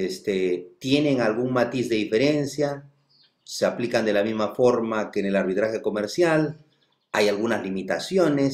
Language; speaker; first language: Spanish; native; Spanish